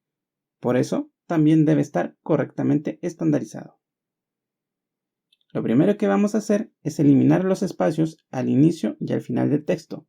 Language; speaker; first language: Spanish; native; Spanish